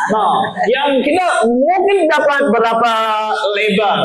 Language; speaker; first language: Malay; non-native, learner; English